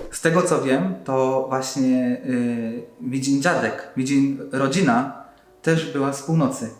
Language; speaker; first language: Polish; native; Polish